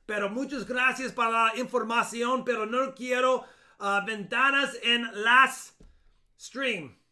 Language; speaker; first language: Spanish; non-native, learner; English